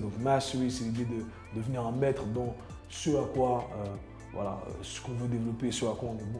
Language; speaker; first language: French; native; French